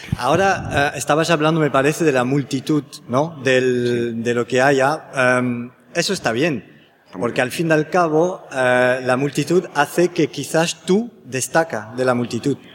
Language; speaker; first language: Spanish; non-native, fluent; French